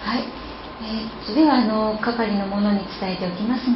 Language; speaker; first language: Japanese; native; Japanese